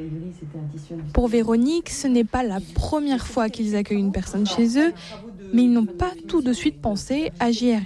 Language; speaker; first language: French; native; French